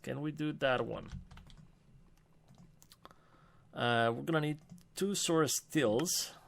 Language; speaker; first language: English; non-native, fluent; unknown